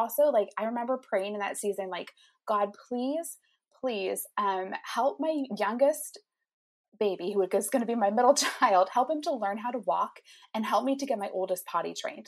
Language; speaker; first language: English; native; English